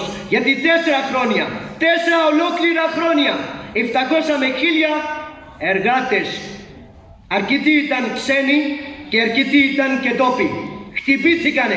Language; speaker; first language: Greek; non-native, learner; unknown